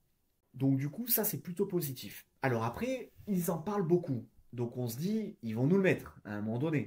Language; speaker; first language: French; native; French